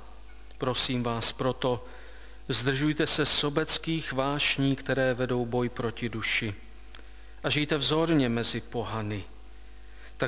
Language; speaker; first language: Czech; native; Czech